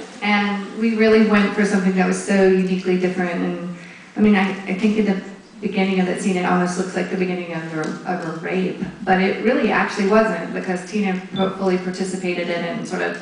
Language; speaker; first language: English; native; English